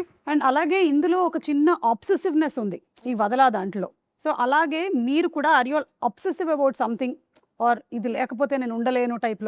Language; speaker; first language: Telugu; native; Telugu